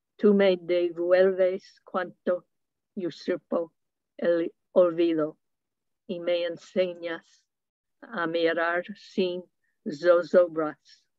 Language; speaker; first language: Spanish; non-native, fluent; English